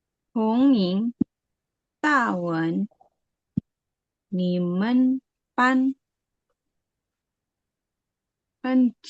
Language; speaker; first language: Chinese; non-native, learner; Indonesian